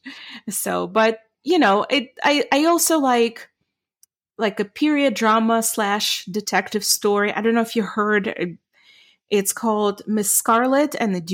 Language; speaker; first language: English; non-native, fluent; Ukrainian